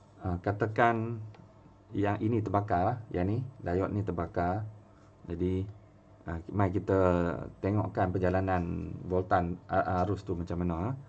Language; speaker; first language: Malay; native; Malay